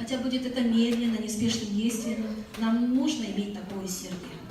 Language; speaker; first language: Russian; native; Russian